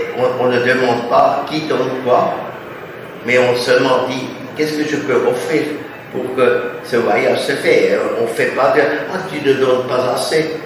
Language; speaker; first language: French; non-native, fluent; German